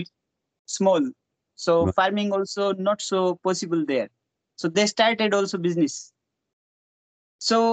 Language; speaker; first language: English; non-native, local second language; Hindi